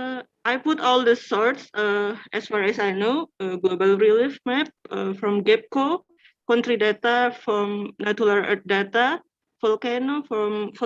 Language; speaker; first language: English; non-native, fluent; Indonesian